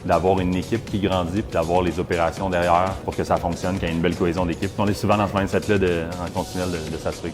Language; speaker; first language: French; native; French